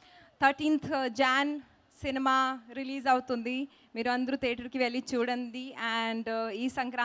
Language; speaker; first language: Telugu; non-native, learner; Hindi